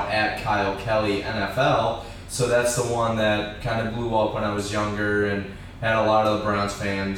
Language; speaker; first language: English; native; English